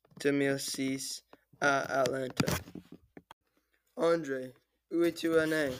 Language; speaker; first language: French; non-native, learner; English